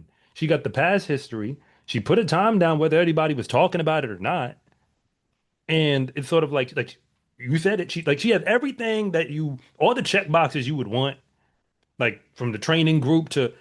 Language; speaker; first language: English; native; English